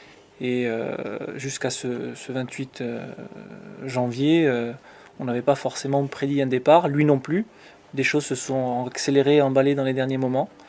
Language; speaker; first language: French; native; French